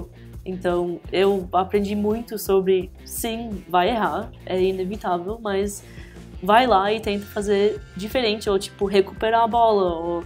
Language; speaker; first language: Portuguese; early bilingual, heritage; English